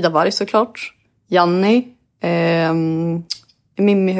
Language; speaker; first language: Swedish; native; Swedish